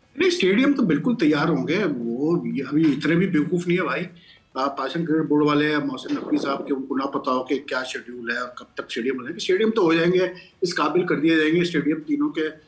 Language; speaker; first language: Urdu; non-native, local second language; Punjabi